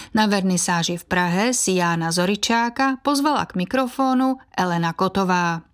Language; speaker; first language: Slovak; native; Slovak